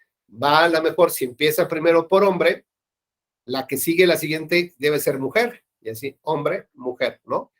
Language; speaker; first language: Spanish; native; Spanish